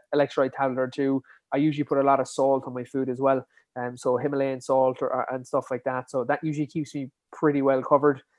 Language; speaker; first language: English; native; English